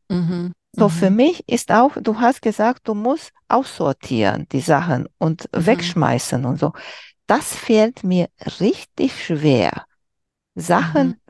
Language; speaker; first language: German; non-native, learner; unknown